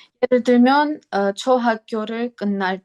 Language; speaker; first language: Korean; non-native, learner; Armenian